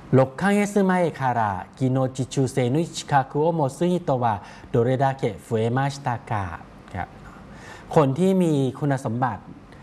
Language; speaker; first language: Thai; native; Thai